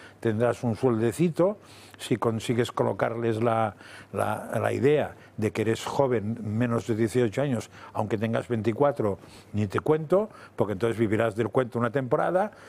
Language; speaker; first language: Spanish; native; Spanish